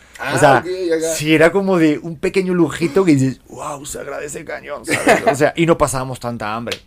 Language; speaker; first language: Spanish; native; Spanish